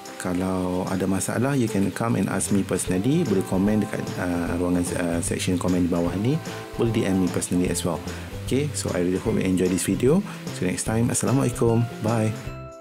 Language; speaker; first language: English; non-native, local second language; Malay